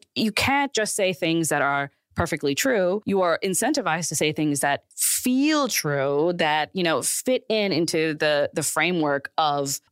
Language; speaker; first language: English; non-native, local second language; Urdu